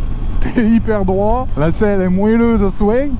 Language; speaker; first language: French; native; French